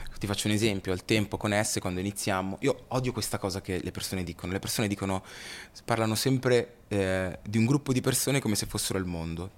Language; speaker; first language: Italian; early bilingual, other home language; Lingala